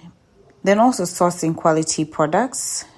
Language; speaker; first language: English; non-native, local second language; Ganda